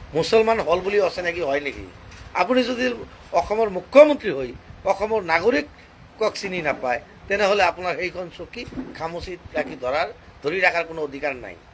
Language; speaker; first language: Assamese; non-native, local second language; Bangla